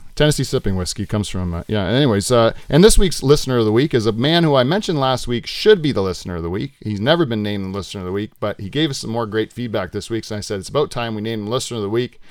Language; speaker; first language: English; native; English